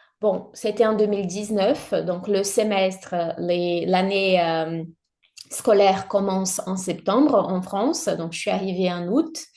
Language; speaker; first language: French; non-native, fluent; Portuguese